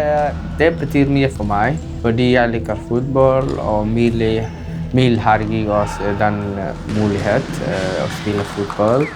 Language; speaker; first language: Norwegian; non-native, learner; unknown